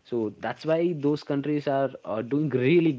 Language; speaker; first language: English; non-native, local second language; Kannada